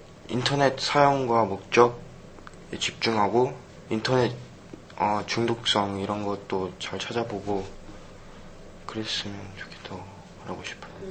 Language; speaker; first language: Korean; early bilingual, heritage; Korean